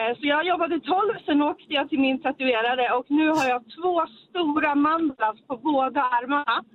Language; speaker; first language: Swedish; early bilingual, other home language; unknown